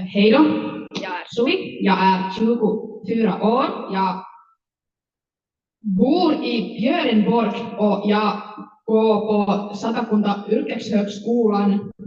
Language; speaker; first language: Swedish; non-native, learner; Finnish